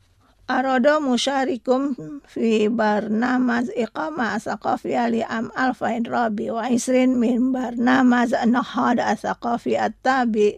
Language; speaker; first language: Arabic; non-native, fluent; Indonesian